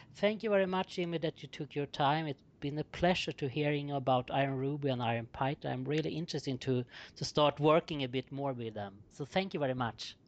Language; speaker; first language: English; non-native, fluent; Swedish